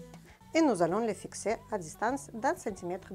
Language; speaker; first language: French; non-native, fluent; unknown